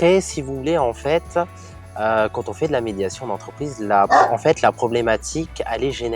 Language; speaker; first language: French; native; French